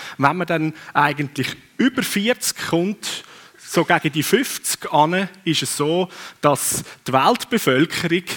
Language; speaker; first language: German; non-native, fluent; Swiss German